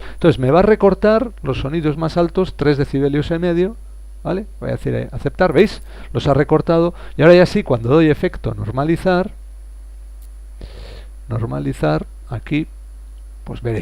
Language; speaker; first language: Spanish; native; Spanish